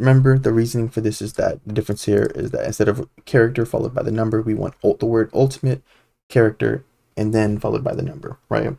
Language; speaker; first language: English; native; English